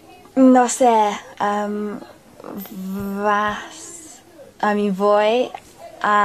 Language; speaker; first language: Spanish; non-native, learner; English